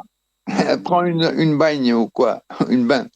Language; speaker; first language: French; non-native, fluent; Dutch